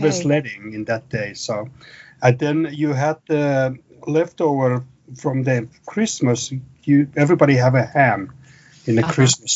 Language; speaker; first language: English; non-native, fluent; Finnish